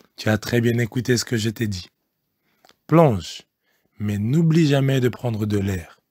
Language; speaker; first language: French; non-native, local second language; Lingala